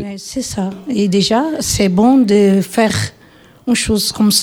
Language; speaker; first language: French; non-native, learner; Portuguese